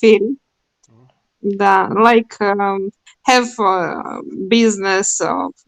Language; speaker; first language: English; non-native, learner; Russian